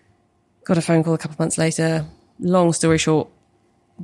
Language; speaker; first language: English; native; English